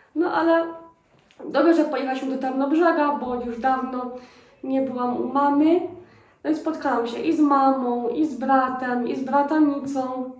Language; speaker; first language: Polish; native; Polish